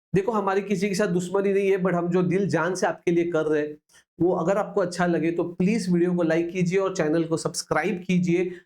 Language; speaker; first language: Hindi; non-native, local second language; Marathi